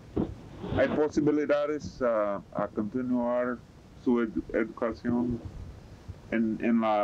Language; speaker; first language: Spanish; non-native, learner; English